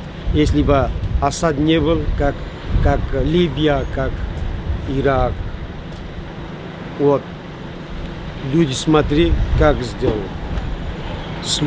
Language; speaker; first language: Russian; non-native, learner; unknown